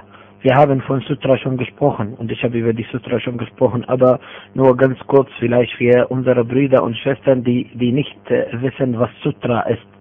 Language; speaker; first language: German; non-native, fluent; Arabic